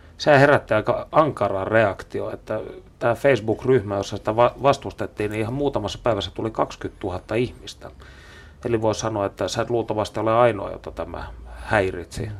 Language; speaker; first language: Finnish; native; Finnish